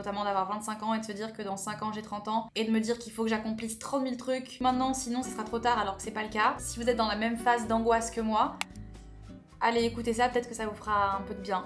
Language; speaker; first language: French; native; French